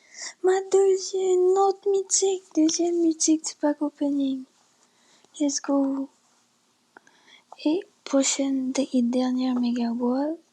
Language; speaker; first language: French; native; French